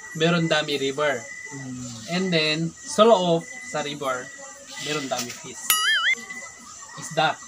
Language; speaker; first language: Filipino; non-native, learner; Nepali